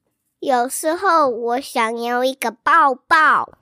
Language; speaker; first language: Chinese; early bilingual, heritage; English